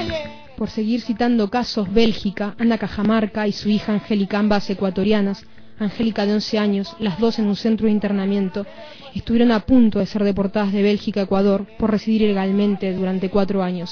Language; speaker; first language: Spanish; native; Spanish